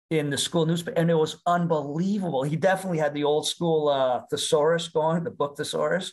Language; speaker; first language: English; native; English